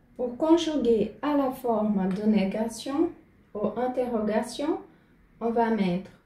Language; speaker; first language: French; non-native, fluent; Portuguese